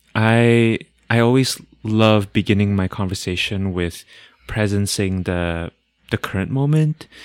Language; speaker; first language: English; non-native, fluent; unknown